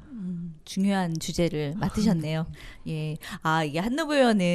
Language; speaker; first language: Korean; native; Korean